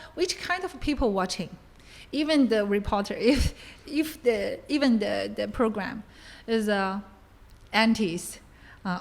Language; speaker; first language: English; non-native, learner; Chinese